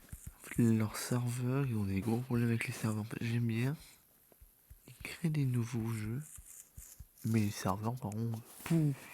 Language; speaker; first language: French; native; French